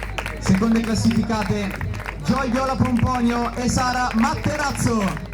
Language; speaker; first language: Italian; native; Italian